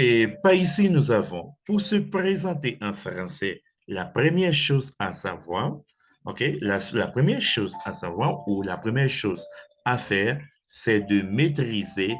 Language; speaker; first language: French; non-native, fluent; Spanish